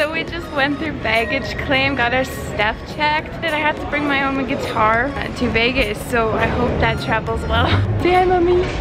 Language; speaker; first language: English; native; English